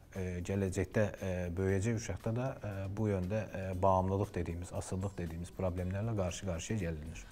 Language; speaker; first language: Turkish; non-native, fluent; Azerbaijani